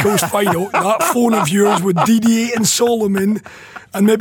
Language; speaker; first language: English; native; English